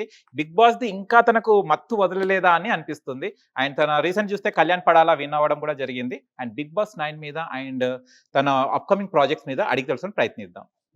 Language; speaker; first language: Telugu; native; Telugu